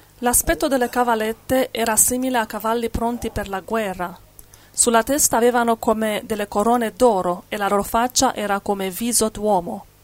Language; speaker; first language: Italian; non-native, fluent; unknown